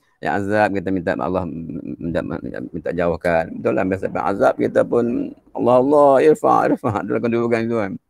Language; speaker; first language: Malay; native; Malay